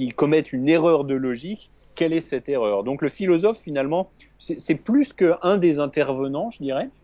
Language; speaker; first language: French; native; French